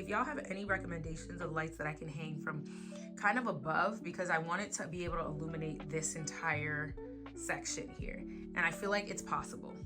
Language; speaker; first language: English; native; English